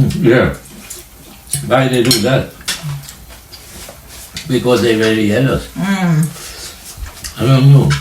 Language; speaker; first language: English; non-native, learner; Swedish